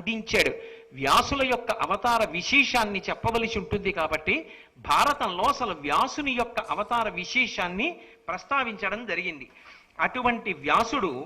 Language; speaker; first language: Telugu; native; Telugu